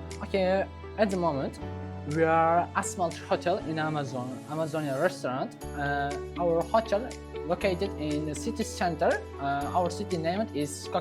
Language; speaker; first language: English; non-native, local second language; Uzbek